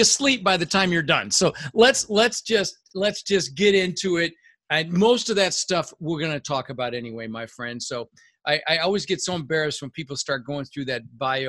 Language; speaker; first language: English; early bilingual, other home language; Dutch